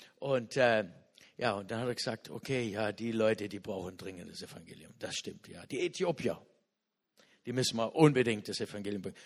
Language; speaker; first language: German; non-native, fluent; English